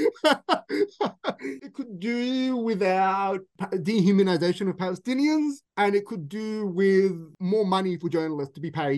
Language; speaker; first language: English; native; English